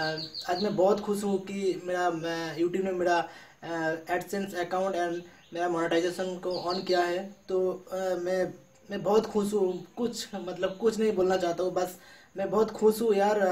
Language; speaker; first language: Hindi; non-native, local second language; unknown